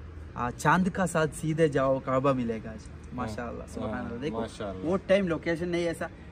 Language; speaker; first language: Hindi; non-native, local second language; Malayalam